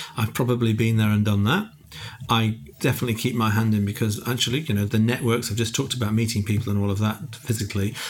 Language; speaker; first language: English; native; English